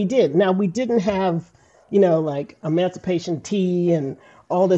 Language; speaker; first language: English; native; English